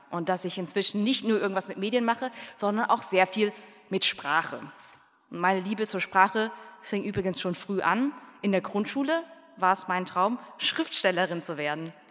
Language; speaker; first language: German; early bilingual, other home language; Vietnamese